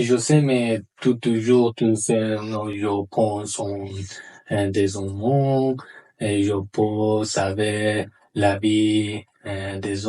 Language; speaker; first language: French; non-native, learner; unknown